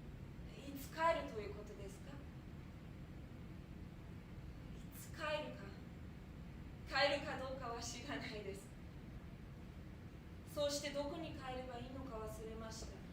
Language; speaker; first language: Japanese; non-native, fluent; German